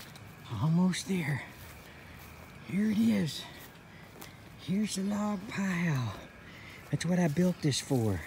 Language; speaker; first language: English; native; English